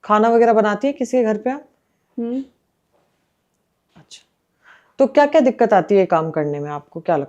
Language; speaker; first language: Hindi; native; Hindi